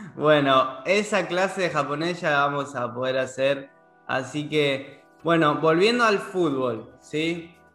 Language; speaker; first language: Spanish; native; Spanish